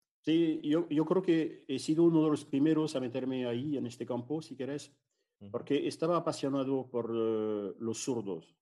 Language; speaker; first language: Spanish; non-native, fluent; French